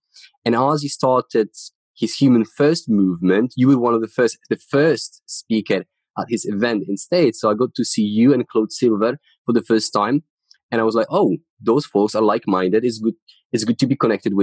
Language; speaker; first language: English; non-native, fluent; Polish